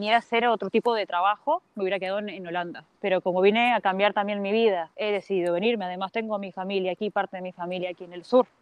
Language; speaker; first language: Spanish; native; Spanish